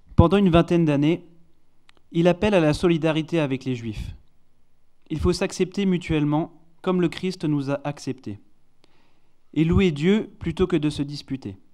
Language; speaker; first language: French; non-native, fluent; Hebrew